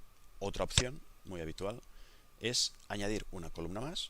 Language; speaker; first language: Spanish; native; Spanish